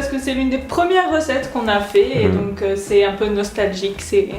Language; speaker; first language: French; native; French